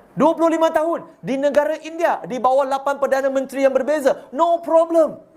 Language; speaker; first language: Malay; non-native, local second language; Chinese